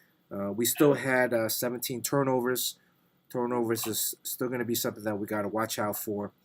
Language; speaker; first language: English; native; English